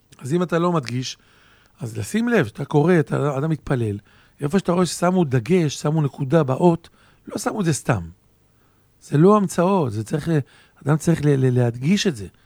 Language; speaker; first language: Hebrew; native; Hebrew